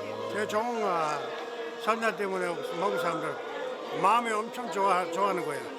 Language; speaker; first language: Korean; non-native, learner; Mongolian